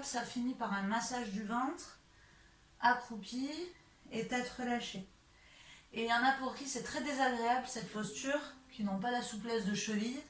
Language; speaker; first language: French; native; French